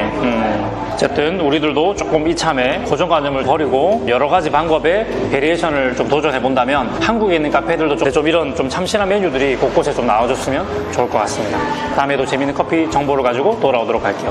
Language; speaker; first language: Korean; native; Korean